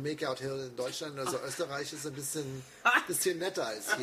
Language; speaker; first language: German; non-native, fluent; English